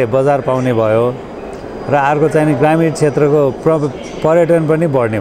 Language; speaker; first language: Nepali; native; Nepali